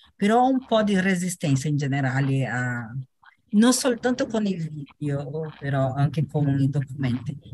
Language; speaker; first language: Italian; non-native, fluent; Portuguese